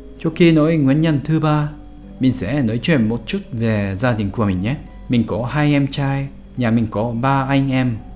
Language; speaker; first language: Vietnamese; non-native, fluent; Japanese